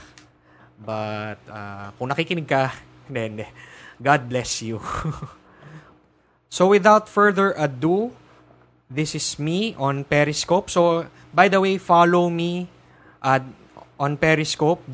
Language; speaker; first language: English; non-native, local second language; Filipino